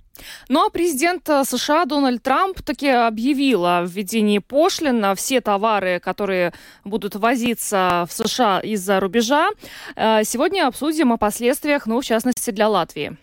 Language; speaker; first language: Russian; native; Russian